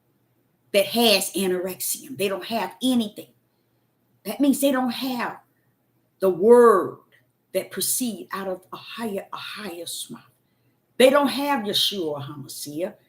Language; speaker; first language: English; native; English